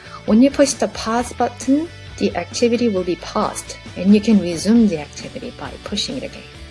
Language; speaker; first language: English; non-native, fluent; Korean